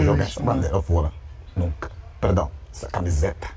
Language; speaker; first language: Portuguese; native; Portuguese